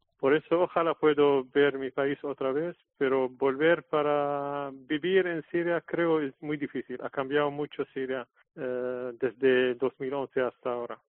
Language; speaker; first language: Spanish; non-native, learner; Arabic